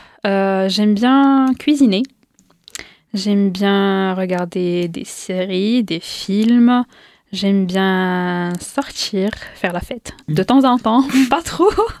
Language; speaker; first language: French; non-native, local second language; Arabic